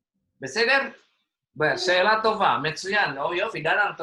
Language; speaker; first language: Hebrew; non-native, fluent; Indonesian